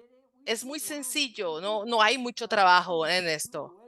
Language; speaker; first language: Spanish; non-native, fluent; Portuguese